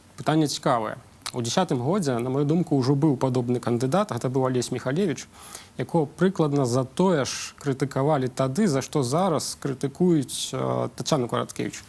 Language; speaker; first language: Belarusian; non-native, local second language; Russian